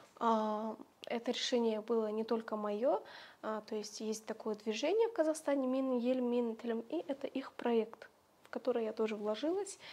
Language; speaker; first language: Russian; native; Russian